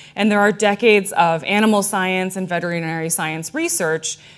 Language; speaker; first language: English; native; English